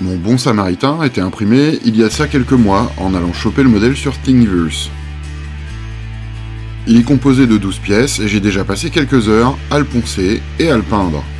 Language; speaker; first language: French; native; French